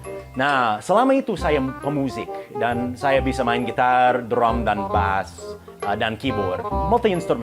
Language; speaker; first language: Indonesian; non-native, fluent; English